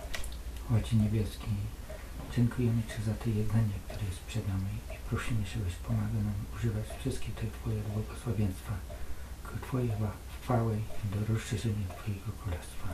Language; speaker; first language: Polish; non-native, fluent; English